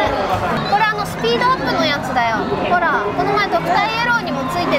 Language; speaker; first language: Japanese; native; Japanese